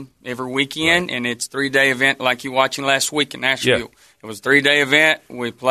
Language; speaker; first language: English; non-native, fluent; Portuguese